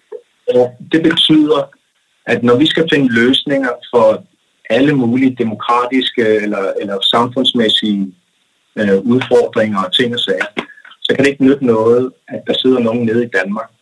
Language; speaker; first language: Danish; non-native, local second language; Kalaallisut